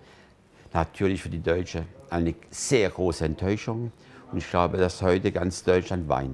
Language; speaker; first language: German; non-native, fluent; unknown